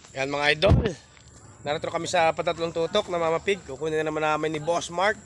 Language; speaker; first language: Filipino; native; Filipino